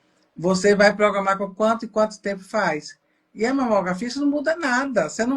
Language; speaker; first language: Portuguese; native; Portuguese